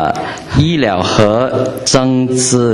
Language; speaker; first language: Chinese; non-native, learner; English